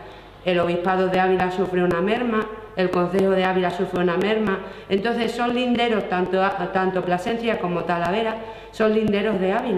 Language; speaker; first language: Spanish; native; Spanish